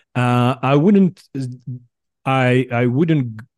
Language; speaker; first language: English; non-native, fluent; French